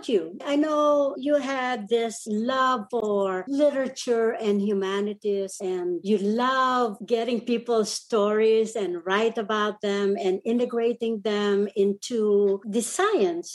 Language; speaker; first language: English; non-native, local second language; Pampanga